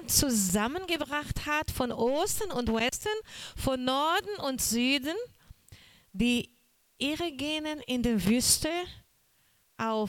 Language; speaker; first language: German; non-native, learner; Portuguese